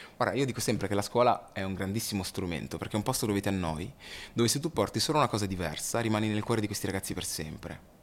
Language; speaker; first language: Italian; early bilingual, other home language; Lingala